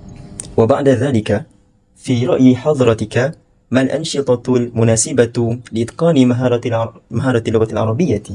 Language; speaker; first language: Arabic; non-native, fluent; Malay